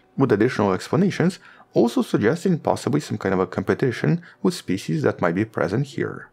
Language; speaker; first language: English; non-native, fluent; Russian